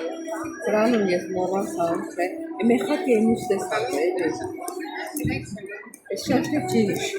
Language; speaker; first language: Greek; non-native, learner; Armenian